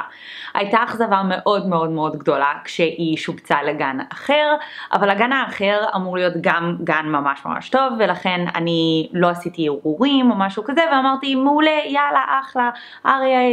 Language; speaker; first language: Hebrew; early bilingual, other home language; English